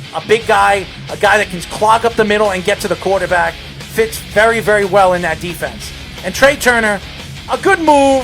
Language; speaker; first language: English; native; English